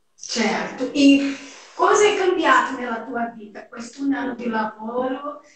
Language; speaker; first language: Italian; non-native, fluent; Portuguese